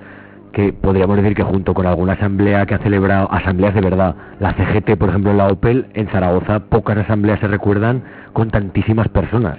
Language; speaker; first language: Spanish; native; Spanish